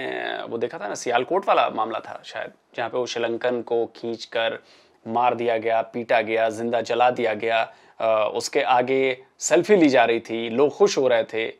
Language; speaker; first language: Hindi; native; Hindi